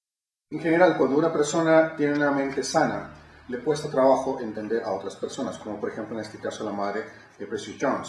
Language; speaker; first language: Spanish; native; Spanish